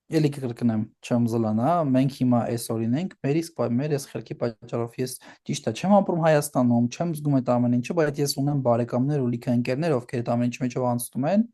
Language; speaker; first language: Armenian; early bilingual, heritage; Armenian